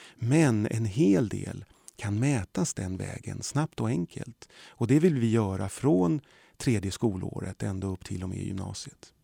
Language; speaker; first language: Swedish; early bilingual, other home language; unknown